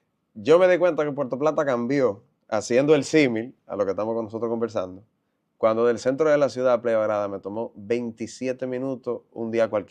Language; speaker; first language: Spanish; native; Spanish